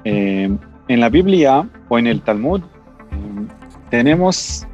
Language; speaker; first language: Spanish; non-native, fluent; Hebrew